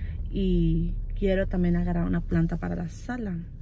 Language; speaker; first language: Spanish; early bilingual, heritage; Spanish